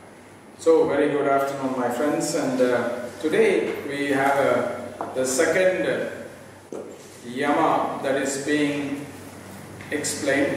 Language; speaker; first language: English; non-native, local second language; Tamil